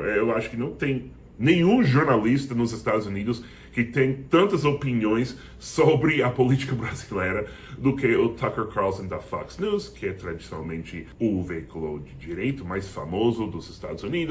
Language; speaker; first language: Portuguese; non-native, fluent; English